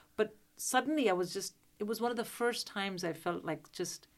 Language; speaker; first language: English; non-native, local second language; Hindi